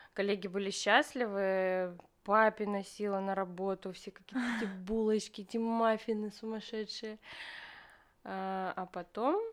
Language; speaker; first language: Russian; native; Russian